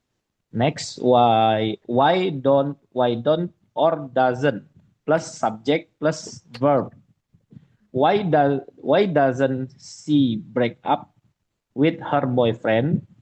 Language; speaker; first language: English; non-native, learner; Indonesian